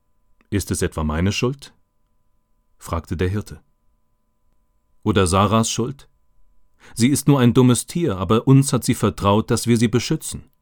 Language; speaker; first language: German; native; German